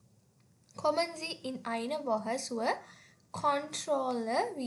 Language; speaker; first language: German; non-native, learner; Sinhala